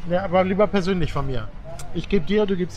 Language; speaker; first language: German; native; German